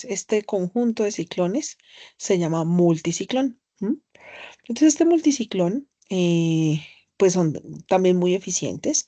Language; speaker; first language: Spanish; native; Spanish